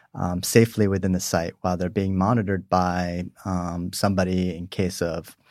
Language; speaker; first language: English; early bilingual, other home language; Swedish